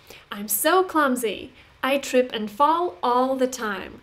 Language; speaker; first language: English; non-native, fluent; Russian